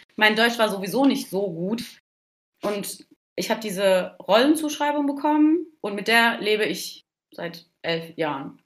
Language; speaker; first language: German; early bilingual, other home language; Turkish